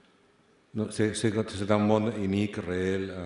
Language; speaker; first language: French; non-native, fluent; Spanish